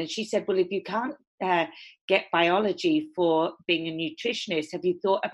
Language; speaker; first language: English; native; English